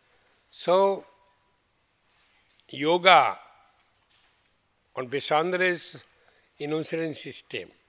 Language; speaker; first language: German; non-native, fluent; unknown